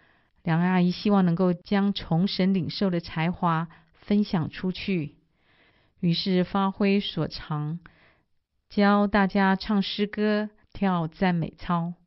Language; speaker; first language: Chinese; native; Chinese